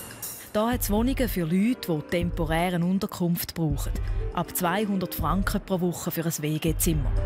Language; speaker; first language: German; native; German